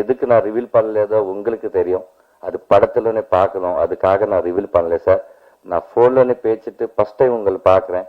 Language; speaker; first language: Tamil; non-native, learner; Telugu